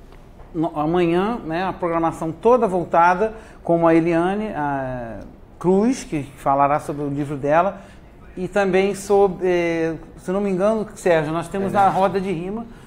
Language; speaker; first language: Portuguese; native; Portuguese